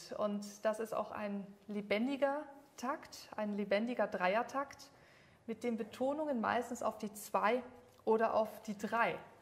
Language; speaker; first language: German; native; German